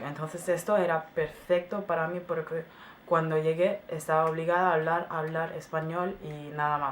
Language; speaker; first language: Spanish; non-native, fluent; German